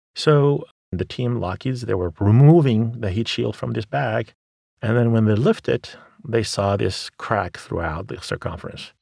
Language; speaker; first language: English; non-native, fluent; Arabic